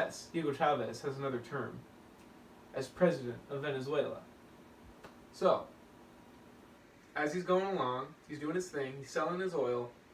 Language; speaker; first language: English; native; English